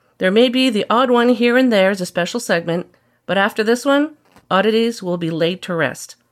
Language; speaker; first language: English; native; English